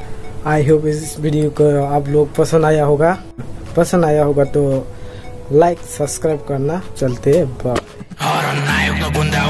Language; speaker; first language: Hindi; non-native, local second language; Kok Borok